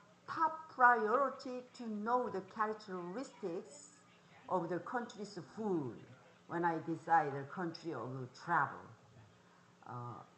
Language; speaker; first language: English; non-native, fluent; Korean